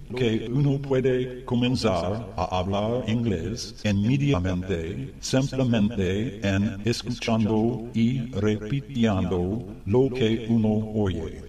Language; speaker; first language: Spanish; non-native, learner; English